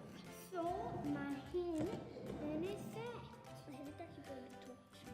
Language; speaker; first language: Welsh; non-native, local second language; English